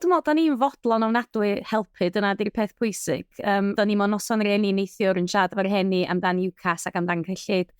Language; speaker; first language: Welsh; native; Welsh